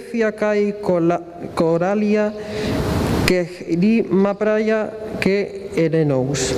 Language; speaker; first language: Greek; non-native, learner; Spanish